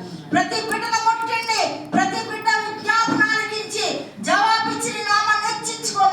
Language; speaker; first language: Telugu; native; Telugu